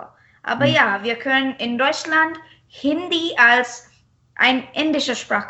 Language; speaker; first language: German; non-native, fluent; Marathi